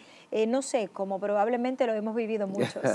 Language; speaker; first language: Spanish; native; Spanish